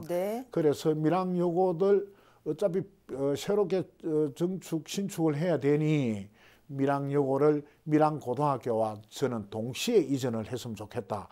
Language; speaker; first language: Korean; native; Korean